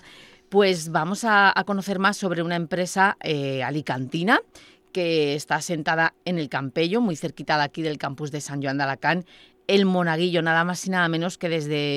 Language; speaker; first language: Spanish; native; Spanish